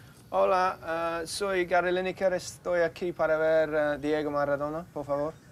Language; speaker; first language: Spanish; non-native, fluent; English